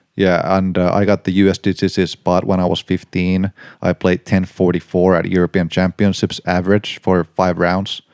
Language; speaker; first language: English; non-native, fluent; Finnish